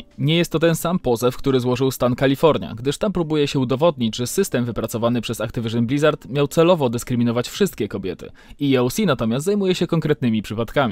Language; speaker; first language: Polish; native; Polish